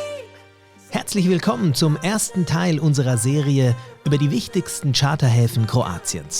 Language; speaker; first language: German; native; German